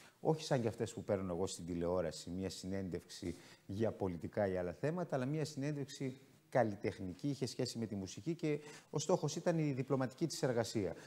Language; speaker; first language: Greek; native; Greek